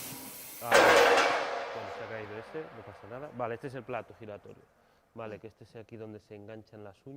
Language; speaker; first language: Spanish; native; Spanish